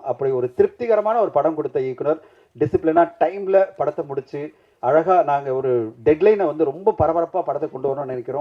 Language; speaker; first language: Tamil; native; Tamil